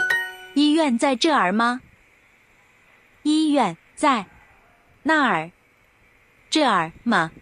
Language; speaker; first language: Chinese; non-native, learner; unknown